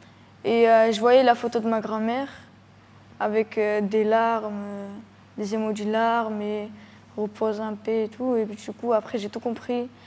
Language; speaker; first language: French; early bilingual, other home language; Georgian